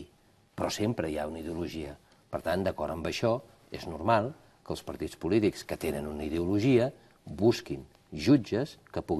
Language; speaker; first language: Catalan; native; Catalan